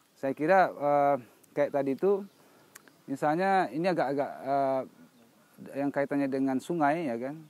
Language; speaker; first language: Indonesian; non-native, local second language; Minangkabau